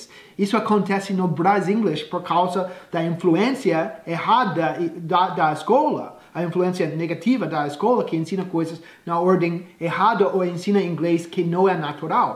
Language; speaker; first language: Portuguese; non-native, fluent; English